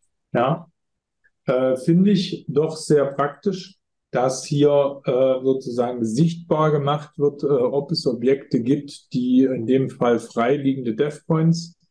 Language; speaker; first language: German; native; German